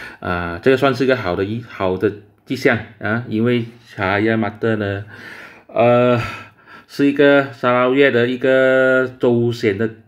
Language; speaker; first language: Chinese; native; Chinese